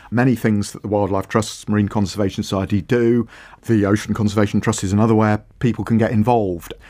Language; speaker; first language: English; native; English